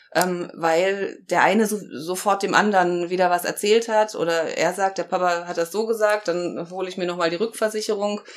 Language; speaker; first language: German; native; German